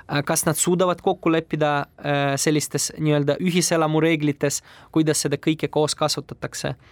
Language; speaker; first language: Estonian; non-native, local second language; Russian